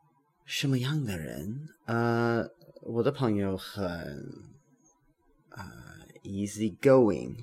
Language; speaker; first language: Chinese; non-native, learner; English